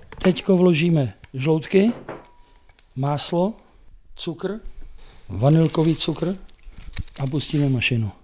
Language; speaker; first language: Czech; native; Czech